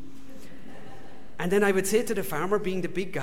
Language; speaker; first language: English; native; English